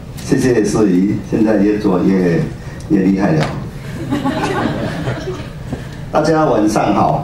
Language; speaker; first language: Chinese; native; Chinese